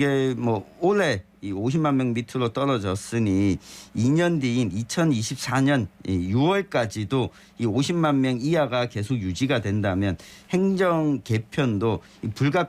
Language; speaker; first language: Korean; native; Korean